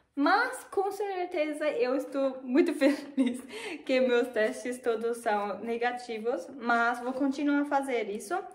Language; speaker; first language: Portuguese; non-native, fluent; German